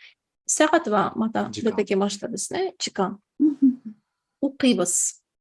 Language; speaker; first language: Japanese; non-native, fluent; Tatar